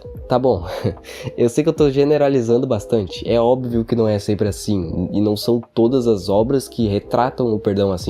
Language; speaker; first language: Portuguese; native; Portuguese